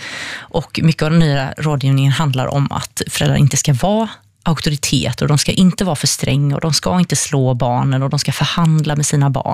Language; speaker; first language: Swedish; native; Swedish